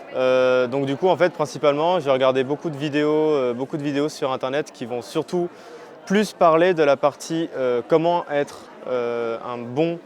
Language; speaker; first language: French; native; French